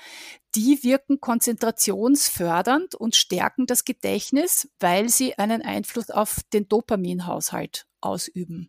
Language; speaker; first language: German; native; German